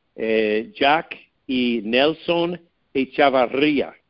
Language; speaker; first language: Spanish; non-native, learner; English